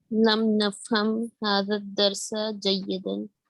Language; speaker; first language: Arabic; non-native, learner; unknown